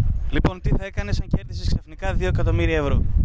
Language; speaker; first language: Greek; native; Greek